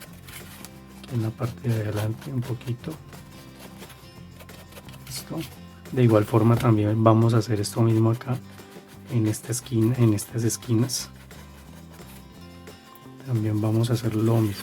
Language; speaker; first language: Spanish; native; Spanish